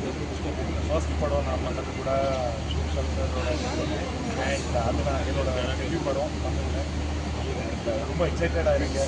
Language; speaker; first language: Tamil; non-native, local second language; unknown